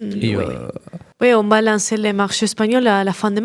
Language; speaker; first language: French; non-native, learner; Spanish